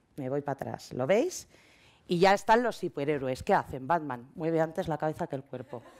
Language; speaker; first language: Spanish; native; Spanish